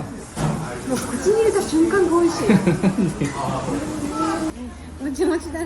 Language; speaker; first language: Japanese; native; Japanese